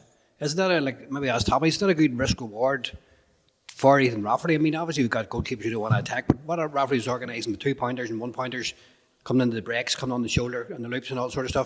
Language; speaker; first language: English; native; English